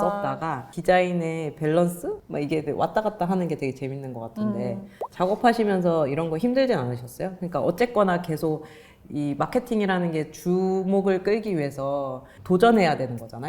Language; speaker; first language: Korean; native; Korean